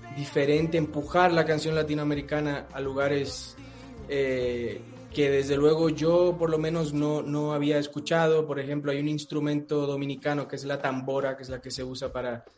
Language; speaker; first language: Spanish; native; Spanish